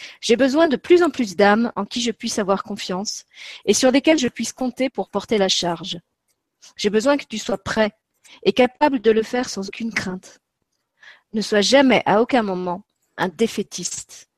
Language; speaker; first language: French; native; French